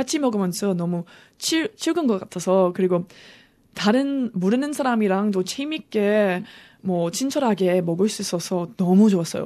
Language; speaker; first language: Korean; non-native, learner; English